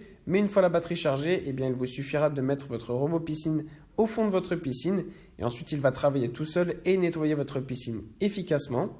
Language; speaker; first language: French; native; French